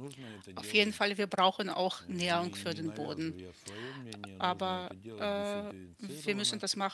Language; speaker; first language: German; non-native, fluent; Russian